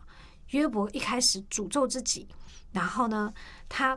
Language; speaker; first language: Chinese; native; Chinese